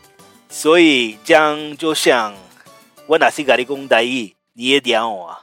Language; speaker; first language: Chinese; non-native, fluent; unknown